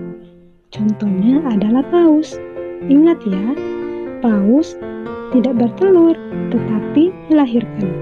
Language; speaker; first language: Indonesian; native; Indonesian